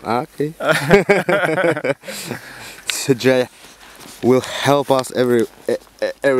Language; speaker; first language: English; non-native, learner; Russian